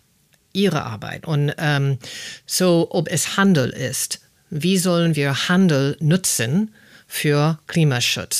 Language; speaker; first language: German; non-native, fluent; English